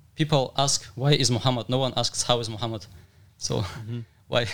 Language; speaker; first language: English; non-native, fluent; Russian